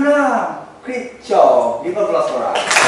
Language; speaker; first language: English; non-native, learner; Indonesian